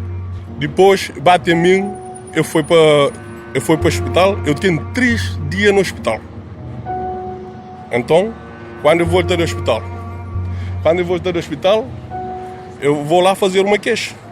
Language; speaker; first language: Portuguese; non-native, local second language; Kabuverdianu